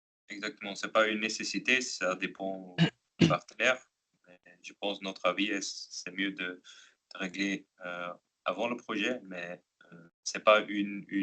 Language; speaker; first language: French; non-native, local second language; Dutch